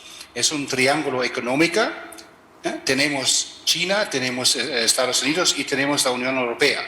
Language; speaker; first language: Spanish; non-native, fluent; German